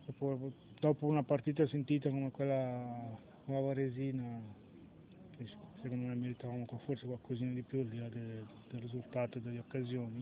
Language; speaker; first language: Italian; native; Italian